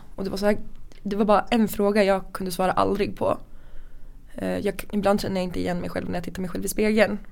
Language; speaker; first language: Swedish; native; Swedish